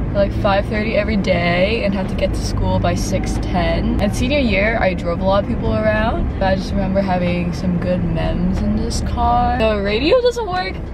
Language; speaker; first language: English; native; English